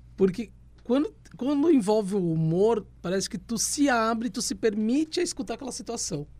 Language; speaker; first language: Portuguese; native; Portuguese